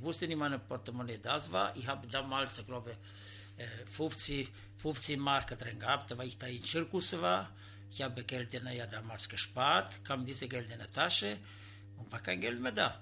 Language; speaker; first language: German; non-native, learner; Italian